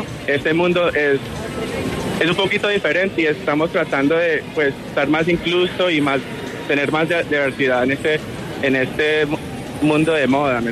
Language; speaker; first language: Spanish; early bilingual, heritage; Spanish